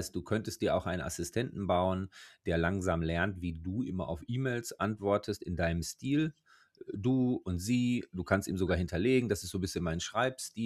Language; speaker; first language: German; native; German